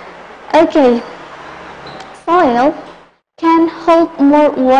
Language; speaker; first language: English; non-native, local second language; Indonesian